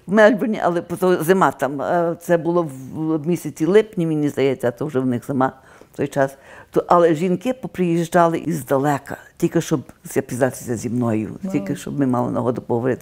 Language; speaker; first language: Ukrainian; early bilingual, heritage; Ukrainian